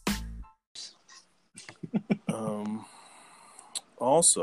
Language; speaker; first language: English; non-native, local second language; Filipino